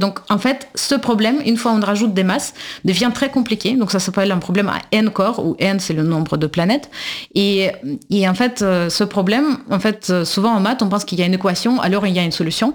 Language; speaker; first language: French; non-native, fluent; Russian